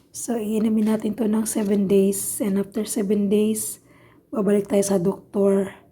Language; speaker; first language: Filipino; non-native, local second language; Cebuano